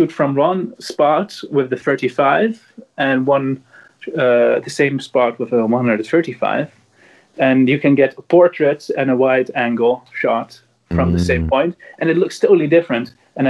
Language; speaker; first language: English; non-native, fluent; Dutch